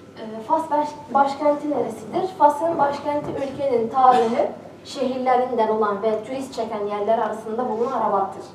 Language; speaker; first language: Turkish; non-native, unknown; Arabic